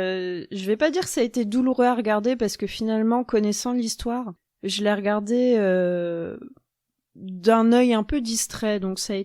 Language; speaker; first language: French; native; French